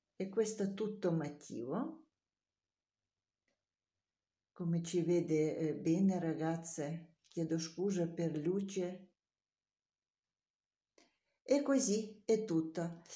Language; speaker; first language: Italian; non-native, learner; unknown